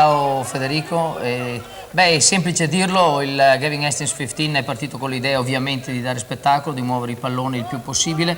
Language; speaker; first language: Italian; native; Italian